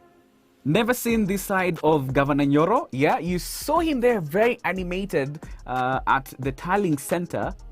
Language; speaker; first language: English; non-native, local second language; Swahili